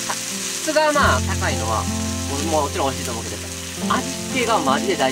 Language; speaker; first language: Japanese; native; Japanese